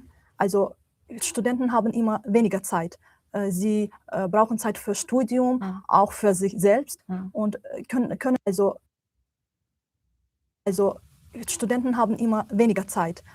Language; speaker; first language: German; non-native, learner; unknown